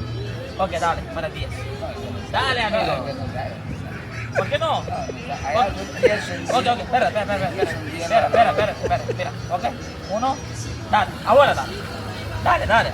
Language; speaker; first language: Spanish; non-native, learner; Pashto